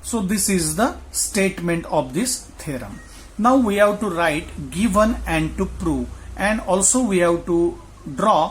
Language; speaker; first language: English; non-native, local second language; Marathi